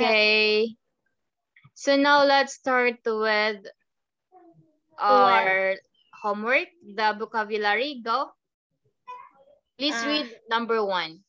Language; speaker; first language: English; non-native, fluent; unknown